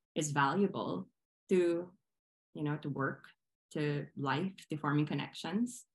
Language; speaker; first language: English; non-native, local second language; Filipino